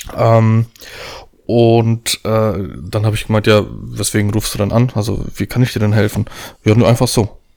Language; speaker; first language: German; early bilingual, other home language; Polish